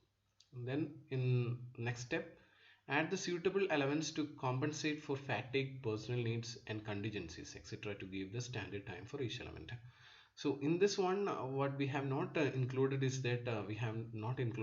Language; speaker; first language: English; non-native, local second language; Malayalam